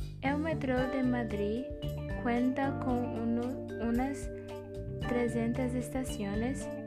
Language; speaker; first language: Spanish; non-native, learner; Portuguese